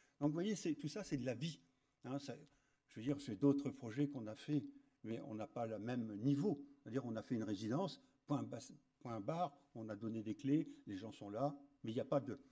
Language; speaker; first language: French; native; French